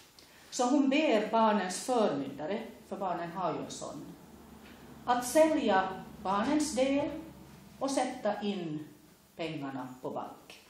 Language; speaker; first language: Swedish; native; Swedish